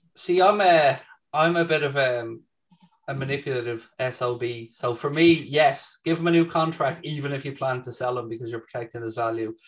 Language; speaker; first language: English; native; English